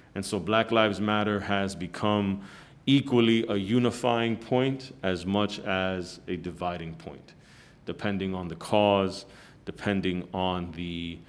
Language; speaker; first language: English; early bilingual, other home language; Spanish